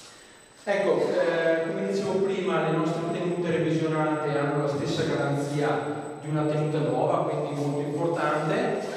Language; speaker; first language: Italian; native; Italian